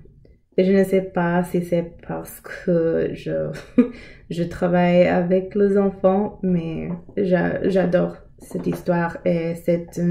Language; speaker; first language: French; non-native, learner; English